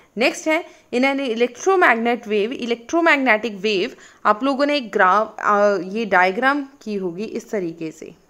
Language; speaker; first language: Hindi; non-native, local second language; Punjabi